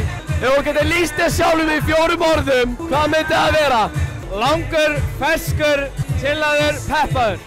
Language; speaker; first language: Icelandic; native; Icelandic